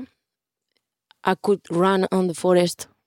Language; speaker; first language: English; non-native, fluent; Spanish